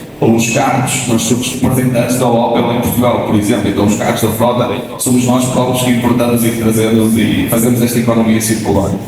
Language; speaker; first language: Portuguese; native; Portuguese